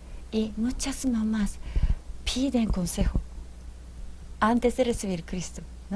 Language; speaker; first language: Spanish; non-native, fluent; Japanese